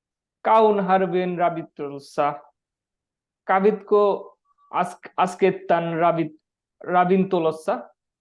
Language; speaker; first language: Finnish; non-native, learner; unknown